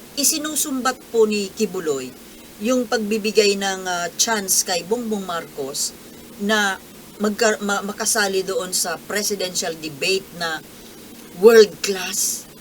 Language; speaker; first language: Filipino; native; Filipino